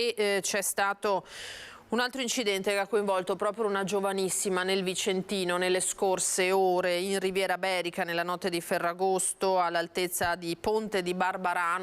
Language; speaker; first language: Italian; native; Italian